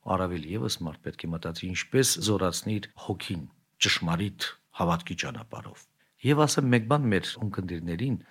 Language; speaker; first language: Armenian; native; Armenian